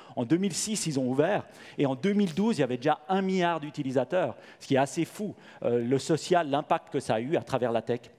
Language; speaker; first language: French; native; French